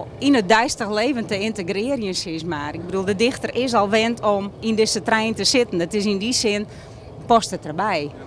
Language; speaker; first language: Dutch; non-native, local second language; Western Frisian